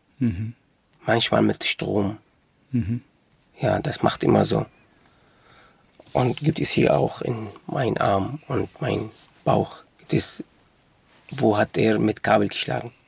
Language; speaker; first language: German; non-native, local second language; Arabic